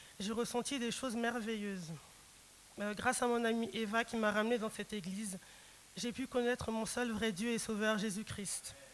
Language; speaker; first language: French; early bilingual, other home language; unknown